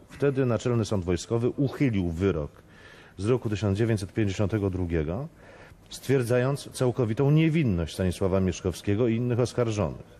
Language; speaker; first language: Polish; native; Polish